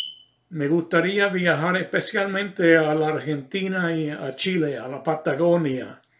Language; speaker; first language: Spanish; non-native, fluent; English